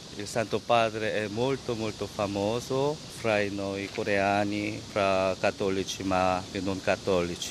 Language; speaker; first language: Italian; non-native, fluent; Korean